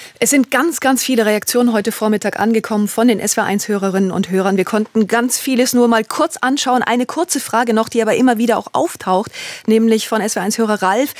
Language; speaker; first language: German; native; German